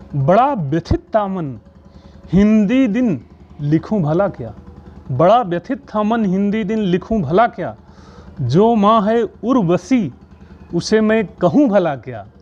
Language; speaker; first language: Hindi; native; Hindi